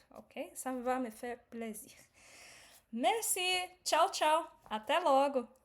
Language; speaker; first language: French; non-native, fluent; Portuguese